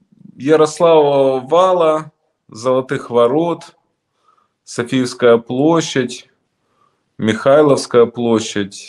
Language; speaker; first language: Russian; native; Russian